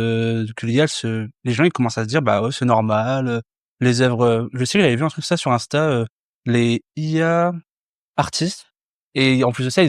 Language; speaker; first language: French; native; French